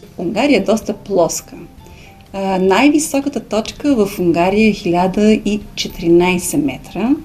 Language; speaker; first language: Bulgarian; early bilingual, heritage; Hungarian